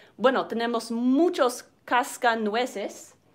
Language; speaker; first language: Spanish; non-native, learner; English